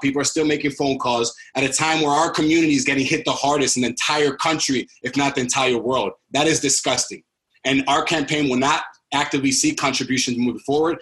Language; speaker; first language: English; early bilingual, other home language; Spanish